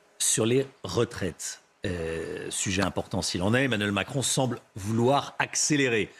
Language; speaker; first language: French; native; French